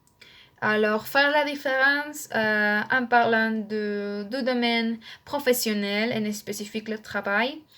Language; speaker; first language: French; non-native, learner; Spanish